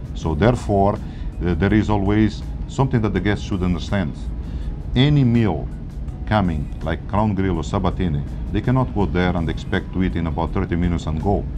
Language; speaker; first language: English; non-native, fluent; Portuguese